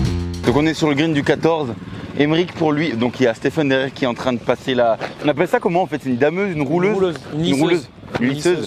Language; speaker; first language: French; native; French